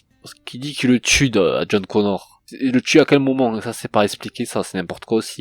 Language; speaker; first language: French; native; French